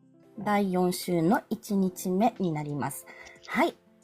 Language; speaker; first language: Japanese; non-native, fluent; Filipino